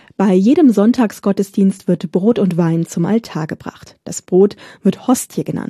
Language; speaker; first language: German; native; German